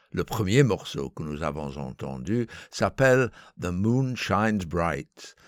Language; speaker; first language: French; non-native, fluent; English